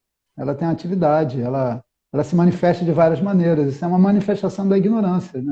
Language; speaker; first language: Portuguese; native; Portuguese